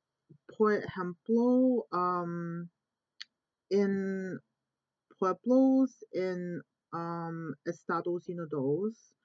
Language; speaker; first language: Spanish; non-native, learner; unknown